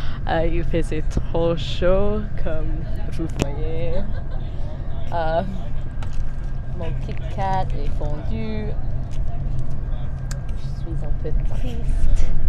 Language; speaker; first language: French; non-native, fluent; English